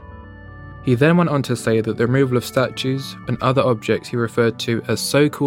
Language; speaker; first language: English; native; English